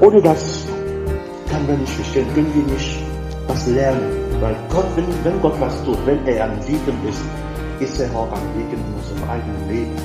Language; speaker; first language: German; non-native, learner; French